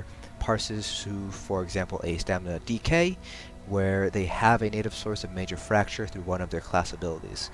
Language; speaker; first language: English; native; English